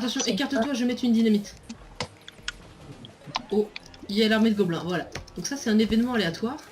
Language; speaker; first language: French; native; French